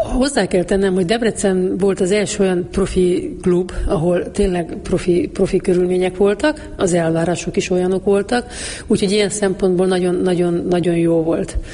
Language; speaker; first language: Hungarian; native; Hungarian